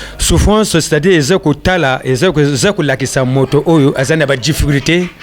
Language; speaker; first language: Lingala; native; Lingala